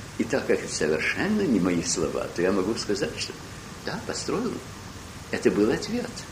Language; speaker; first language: Russian; early bilingual, heritage; Russian